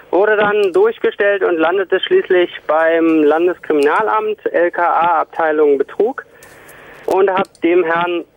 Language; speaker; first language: German; non-native, fluent; Spanish